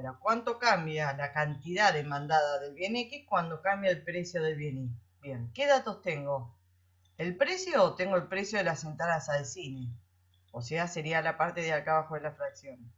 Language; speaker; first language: Spanish; native; Spanish